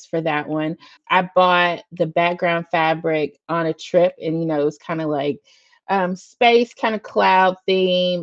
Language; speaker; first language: English; native; English